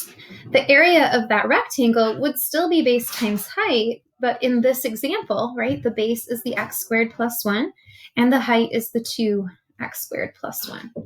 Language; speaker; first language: English; native; English